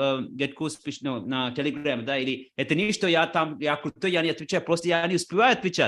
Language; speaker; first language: Russian; non-native, fluent; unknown